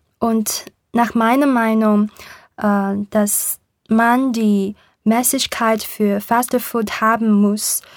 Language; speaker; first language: German; non-native, learner; Chinese